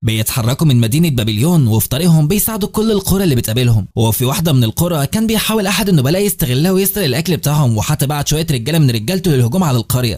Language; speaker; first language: Arabic; native; Arabic